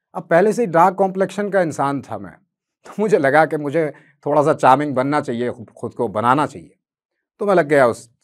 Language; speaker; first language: Hindi; native; Hindi